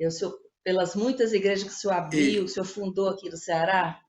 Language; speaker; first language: Portuguese; native; Portuguese